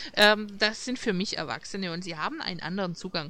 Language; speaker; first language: German; native; German